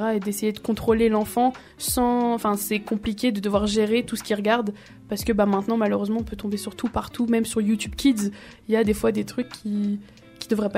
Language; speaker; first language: French; native; French